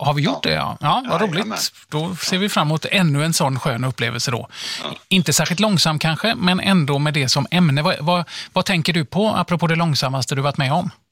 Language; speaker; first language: Swedish; native; Swedish